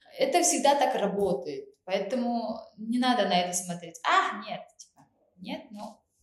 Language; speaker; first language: Russian; non-native, local second language; Uzbek